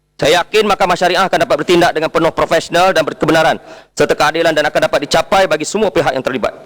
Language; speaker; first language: Malay; native; Malay